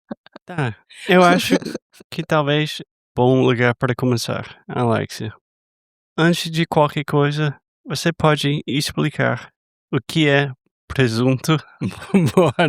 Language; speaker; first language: Portuguese; non-native, fluent; English